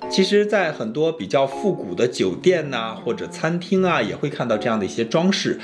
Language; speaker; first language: Chinese; native; Chinese